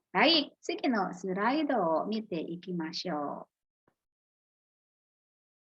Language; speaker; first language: Japanese; non-native, fluent; Indonesian